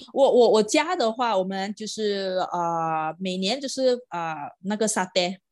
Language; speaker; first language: Chinese; non-native, local second language; Malay